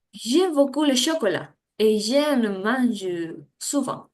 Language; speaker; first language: French; non-native, learner; Spanish